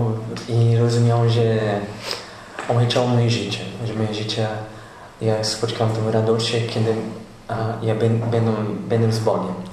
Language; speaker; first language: Polish; non-native, learner; Portuguese